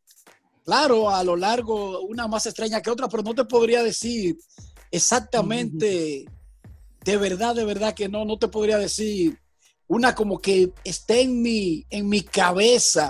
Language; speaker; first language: Spanish; native; Spanish